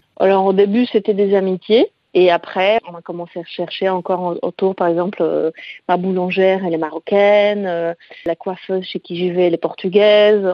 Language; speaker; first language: French; non-native, fluent; Polish